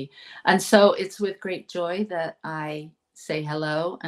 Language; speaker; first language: English; native; English